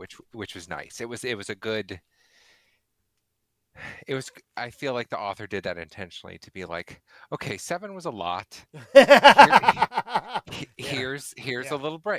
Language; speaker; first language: English; native; English